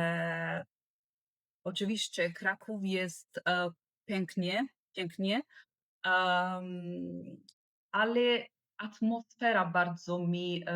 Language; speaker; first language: Polish; non-native, learner; Italian